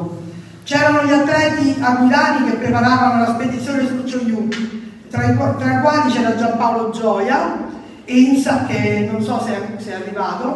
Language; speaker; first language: Italian; native; Italian